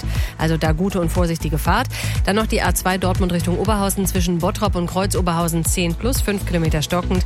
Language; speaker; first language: German; native; German